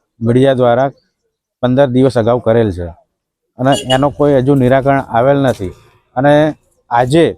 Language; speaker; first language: Gujarati; native; Gujarati